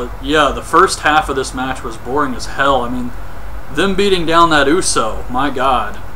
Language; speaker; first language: English; native; English